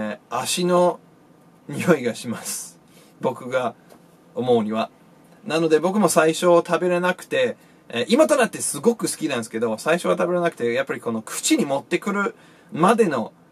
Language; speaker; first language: Japanese; non-native, fluent; English